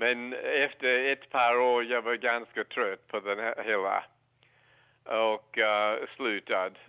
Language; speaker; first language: Swedish; non-native, learner; English